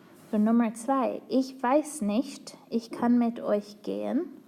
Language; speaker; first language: German; non-native, fluent; English